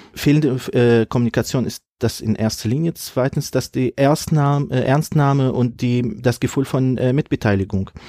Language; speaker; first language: German; non-native, fluent; Arabic